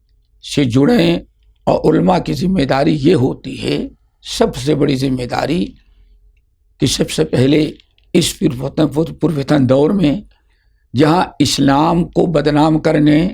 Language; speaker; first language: Urdu; native; Urdu